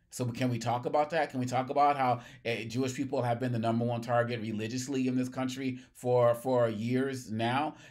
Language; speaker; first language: English; native; English